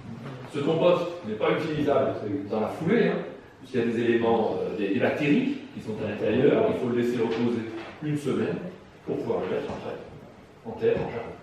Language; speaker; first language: French; native; French